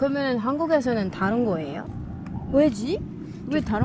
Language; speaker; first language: Korean; non-native, fluent; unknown